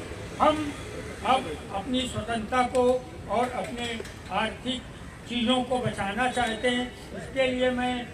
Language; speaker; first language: Hindi; native; Hindi